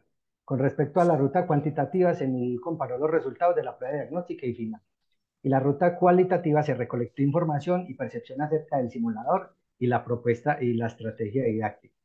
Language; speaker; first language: Spanish; native; Spanish